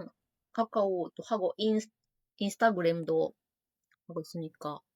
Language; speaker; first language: Korean; non-native, fluent; Japanese